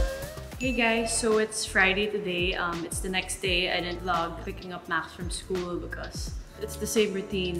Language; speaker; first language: English; non-native, local second language; Filipino